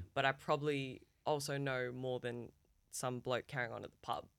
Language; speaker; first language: English; early bilingual, other home language; Turkish